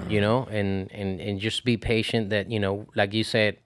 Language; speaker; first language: English; non-native, fluent; Spanish